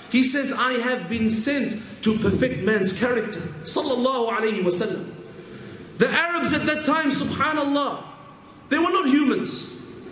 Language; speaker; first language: English; native; English